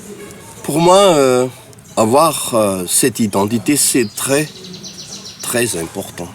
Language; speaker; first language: French; non-native, local second language; Malagasy